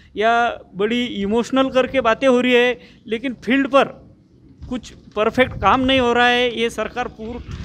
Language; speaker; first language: Hindi; non-native, local second language; Marathi